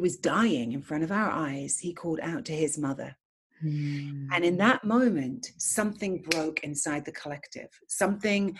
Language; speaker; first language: English; native; English